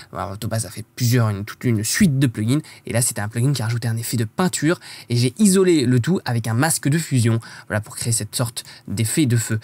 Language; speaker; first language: French; native; French